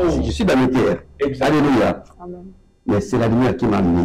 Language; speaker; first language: French; non-native, local second language; Lingala